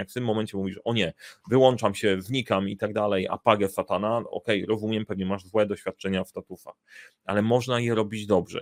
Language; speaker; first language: Polish; native; Polish